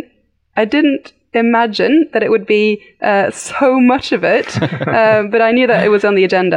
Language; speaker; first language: English; native; English